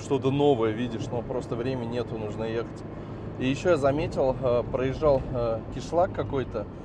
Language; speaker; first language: Russian; native; Russian